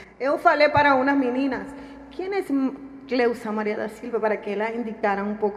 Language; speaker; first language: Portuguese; non-native, learner; Spanish